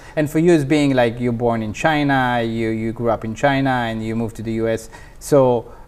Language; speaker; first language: English; non-native, fluent; Hebrew